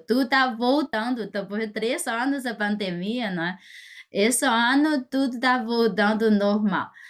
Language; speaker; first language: Portuguese; non-native, fluent; Chinese